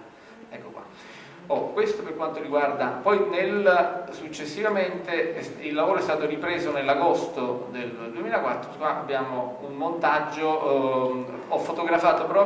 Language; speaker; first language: Italian; native; Italian